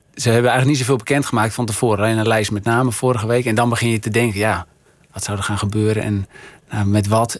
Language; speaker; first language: Dutch; native; Dutch